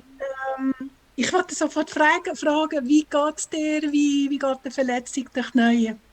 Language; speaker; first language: German; non-native, learner; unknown